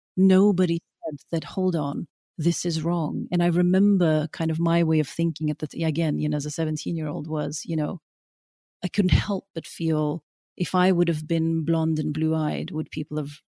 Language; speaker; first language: English; early bilingual, other home language; Norwegian